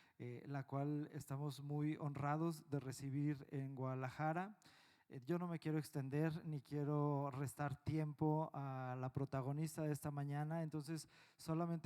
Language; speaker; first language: Spanish; native; Spanish